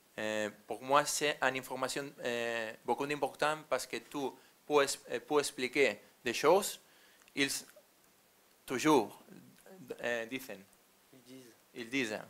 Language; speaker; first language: French; non-native, learner; Spanish